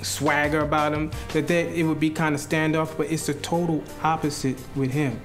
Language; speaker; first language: English; native; English